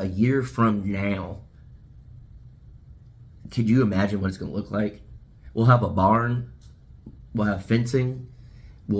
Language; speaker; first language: English; native; English